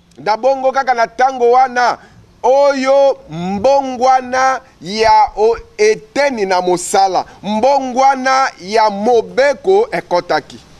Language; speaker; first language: Lingala; native; Lingala